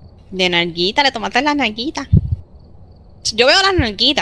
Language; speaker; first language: Spanish; native; Spanish